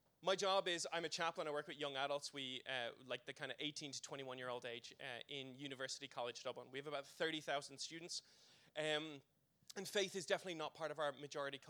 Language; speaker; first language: English; native; English